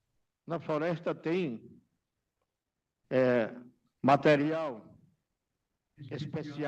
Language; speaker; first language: Portuguese; non-native, local second language; Yanomámi